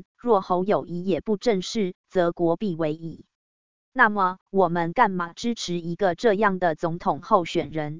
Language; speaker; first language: Chinese; native; Chinese